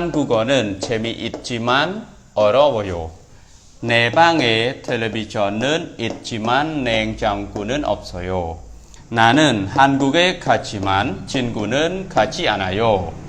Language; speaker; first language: Korean; non-native, fluent; Khmer